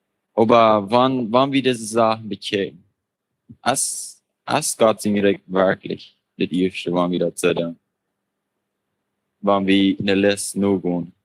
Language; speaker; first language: German; non-native, local second language; Plautdietsch